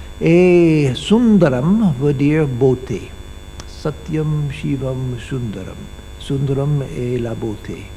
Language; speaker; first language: French; non-native, learner; English